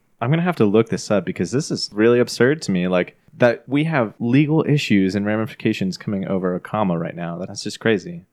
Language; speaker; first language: English; native; English